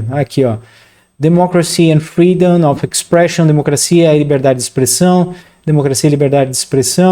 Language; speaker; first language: Portuguese; native; Portuguese